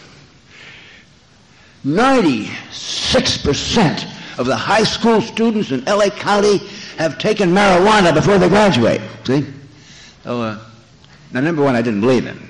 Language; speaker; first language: English; native; English